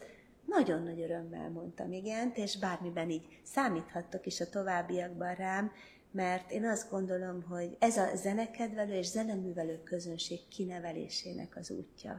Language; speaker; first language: Hungarian; native; Hungarian